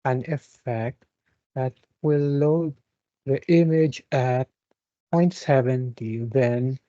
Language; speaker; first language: English; non-native, local second language; Filipino